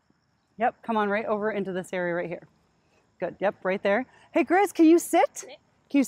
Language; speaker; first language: English; native; English